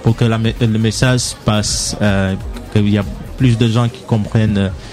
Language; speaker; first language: French; non-native, local second language; Mandingo